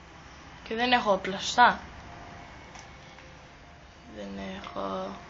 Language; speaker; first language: Greek; native; Greek